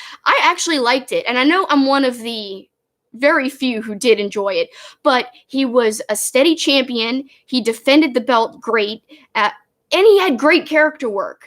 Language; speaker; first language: English; native; English